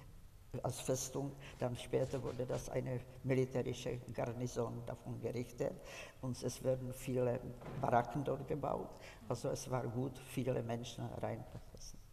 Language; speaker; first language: German; non-native, fluent; Czech